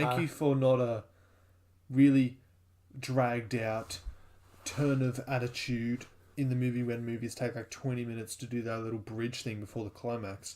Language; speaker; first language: English; native; English